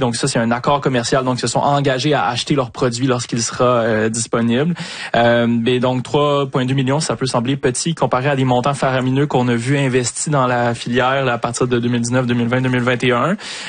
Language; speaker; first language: French; native; French